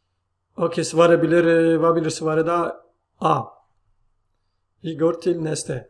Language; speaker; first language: Norwegian; non-native, learner; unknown